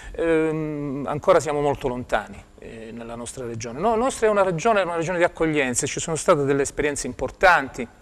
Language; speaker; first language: Italian; native; Italian